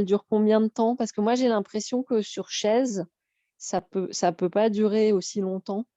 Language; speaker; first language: French; native; French